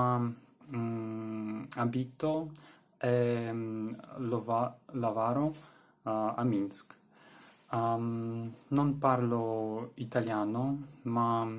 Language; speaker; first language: Italian; non-native, learner; Russian